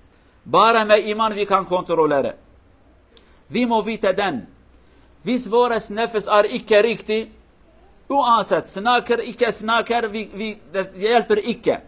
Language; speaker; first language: Norwegian; non-native, learner; Central Kurdish